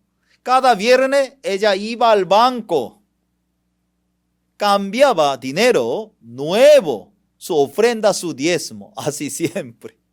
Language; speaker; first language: Spanish; non-native, fluent; Korean